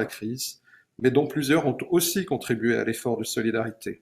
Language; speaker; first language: French; native; French